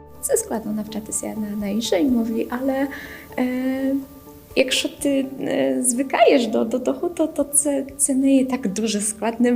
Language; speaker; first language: Ukrainian; non-native, learner; Polish